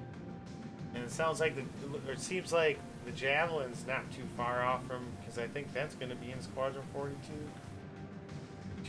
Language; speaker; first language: English; native; English